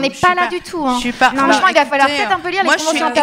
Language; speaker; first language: French; native; French